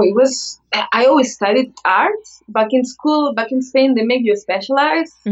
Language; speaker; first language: English; non-native, fluent; Spanish